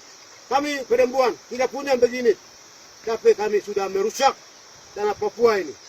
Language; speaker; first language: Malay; non-native, local second language; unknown